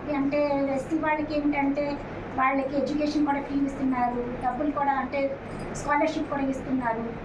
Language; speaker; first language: Telugu; non-native, local second language; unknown